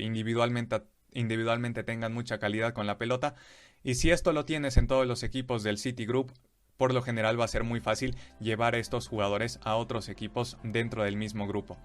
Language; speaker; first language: Spanish; native; Spanish